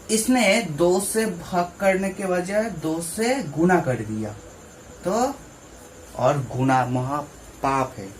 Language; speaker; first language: Hindi; non-native, local second language; Bangla